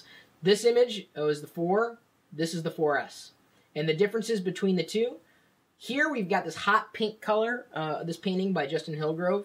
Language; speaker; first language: English; native; English